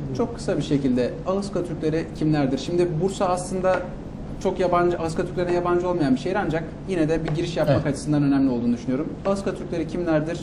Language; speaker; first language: Turkish; native; Turkish